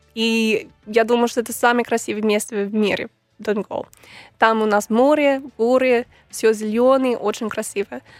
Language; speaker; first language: Russian; non-native, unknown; English